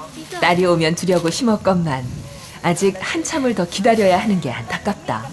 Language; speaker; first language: Korean; native; Korean